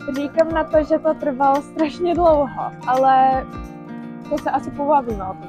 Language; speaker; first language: Czech; early bilingual, heritage; Czech